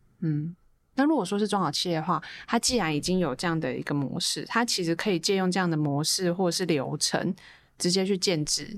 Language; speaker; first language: Chinese; native; Chinese